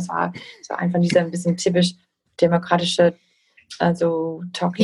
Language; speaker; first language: German; non-native, fluent; English